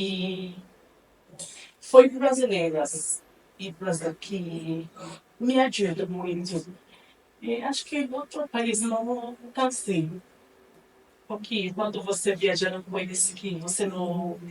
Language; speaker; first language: Portuguese; non-native, learner; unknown